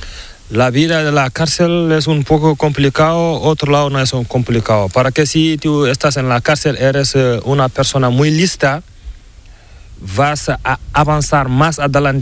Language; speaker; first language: Spanish; non-native, learner; Fula